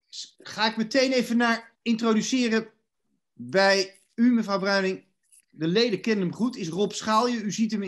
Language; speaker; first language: Dutch; native; Dutch